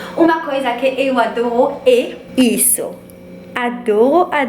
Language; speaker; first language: Portuguese; non-native, learner; French